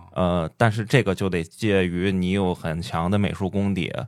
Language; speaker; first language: Chinese; native; Chinese